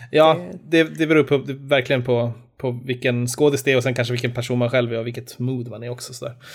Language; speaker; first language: Swedish; native; Swedish